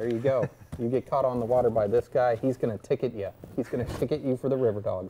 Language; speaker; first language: English; native; English